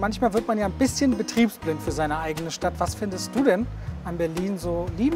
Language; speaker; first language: German; native; German